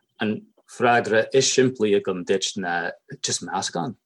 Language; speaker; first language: Irish; native; Irish